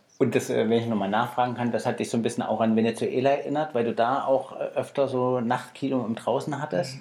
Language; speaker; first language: German; native; German